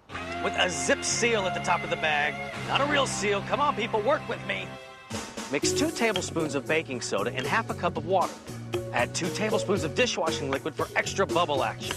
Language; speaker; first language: English; native; English